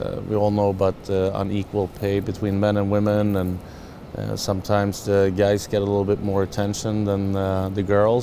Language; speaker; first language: English; non-native, fluent; Swedish